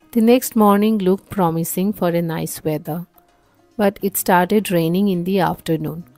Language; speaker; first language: English; non-native, local second language; Bangla